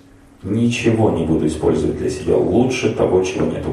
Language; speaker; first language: Russian; native; Russian